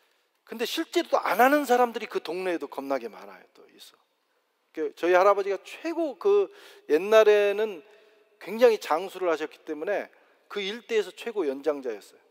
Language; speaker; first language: Korean; native; Korean